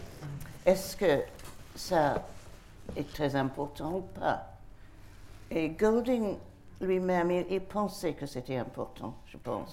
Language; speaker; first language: French; non-native, fluent; English